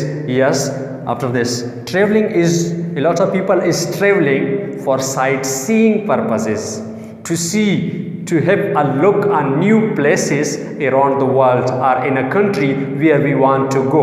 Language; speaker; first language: English; non-native, local second language; Urdu